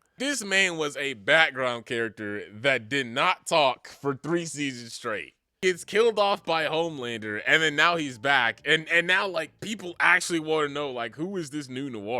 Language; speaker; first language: English; native; English